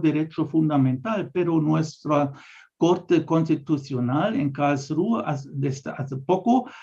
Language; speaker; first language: Spanish; non-native, fluent; German